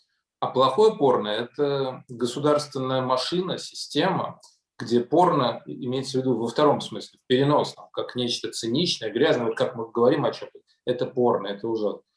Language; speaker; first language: Russian; native; Russian